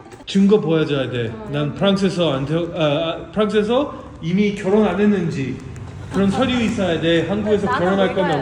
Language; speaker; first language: Korean; non-native, learner; French